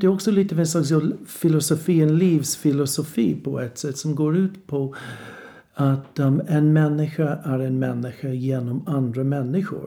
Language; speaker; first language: Swedish; non-native, fluent; English